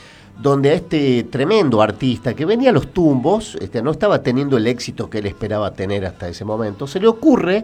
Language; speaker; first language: Spanish; native; Spanish